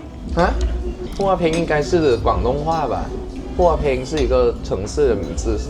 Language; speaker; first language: Chinese; non-native, fluent; Thai